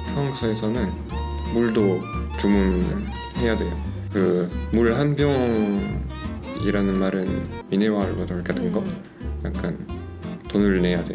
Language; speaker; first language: Korean; non-native, learner; French